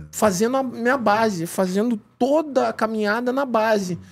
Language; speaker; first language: Portuguese; native; Portuguese